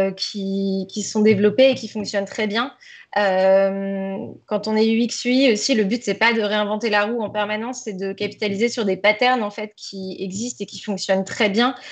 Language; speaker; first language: French; native; French